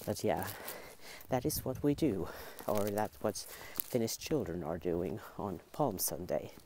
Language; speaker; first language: English; non-native, fluent; Finnish